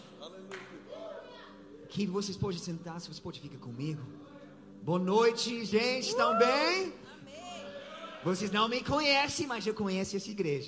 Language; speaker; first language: Portuguese; non-native, learner; English